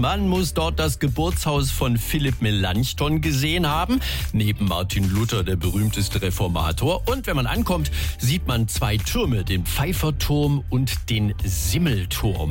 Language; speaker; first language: German; native; German